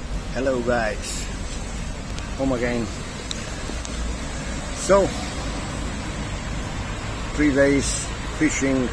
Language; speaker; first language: English; non-native, learner; Romanian